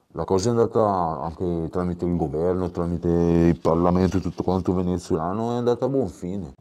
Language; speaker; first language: Italian; native; Italian